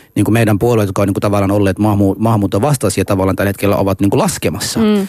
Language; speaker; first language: Finnish; early bilingual, heritage; Finnish